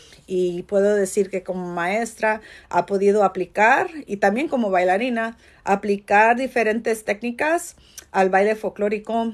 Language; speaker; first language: Spanish; early bilingual, heritage; Spanish